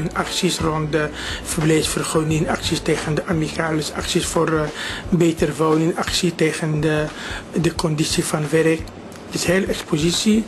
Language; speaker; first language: Dutch; non-native, fluent; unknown